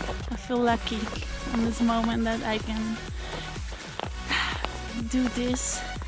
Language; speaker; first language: English; non-native, fluent; Dutch